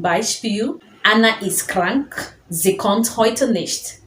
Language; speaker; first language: German; non-native, fluent; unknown